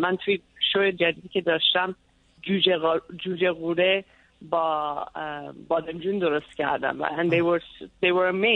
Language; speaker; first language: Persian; early bilingual, heritage; Persian